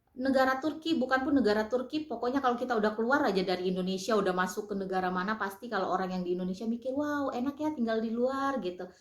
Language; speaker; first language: Indonesian; native; Indonesian